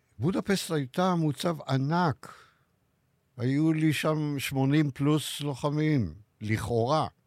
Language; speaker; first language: Hebrew; native; Hebrew